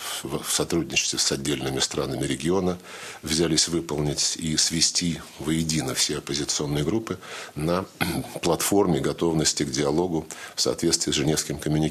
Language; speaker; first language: Russian; native; Russian